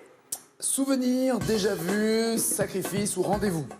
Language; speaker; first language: French; native; French